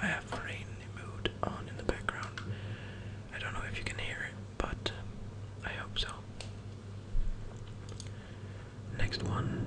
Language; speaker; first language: English; non-native, fluent; Danish